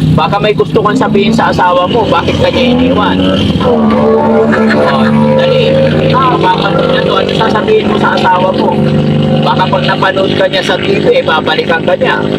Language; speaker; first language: Filipino; native; Filipino